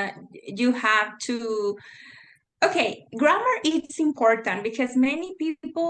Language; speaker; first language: English; non-native, fluent; Spanish